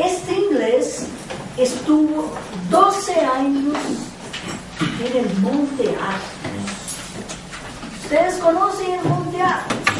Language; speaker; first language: Spanish; non-native, fluent; Portuguese